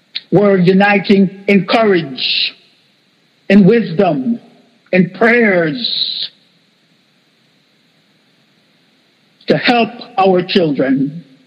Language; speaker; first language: English; non-native, fluent; Spanish